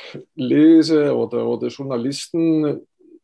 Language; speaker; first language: German; non-native, fluent; Estonian